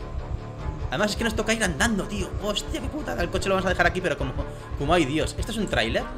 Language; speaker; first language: Spanish; native; Spanish